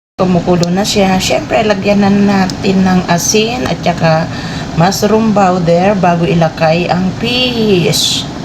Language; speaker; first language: Filipino; non-native, local second language; Iloko